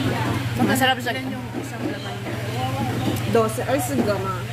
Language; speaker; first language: Chinese; non-native, learner; Filipino